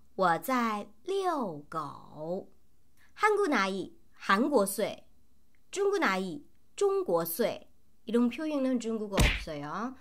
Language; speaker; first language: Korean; non-native, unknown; Chinese